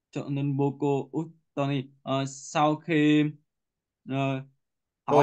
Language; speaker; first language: Korean; non-native, learner; Vietnamese